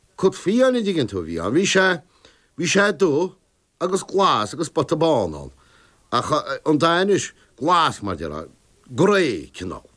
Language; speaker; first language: Irish; native; Irish